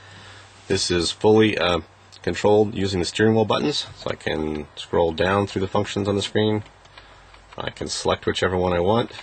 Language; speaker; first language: English; native; English